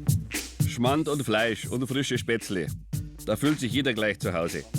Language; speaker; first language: German; native; German